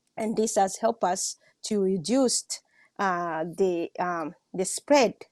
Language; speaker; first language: English; non-native, local second language; Swahili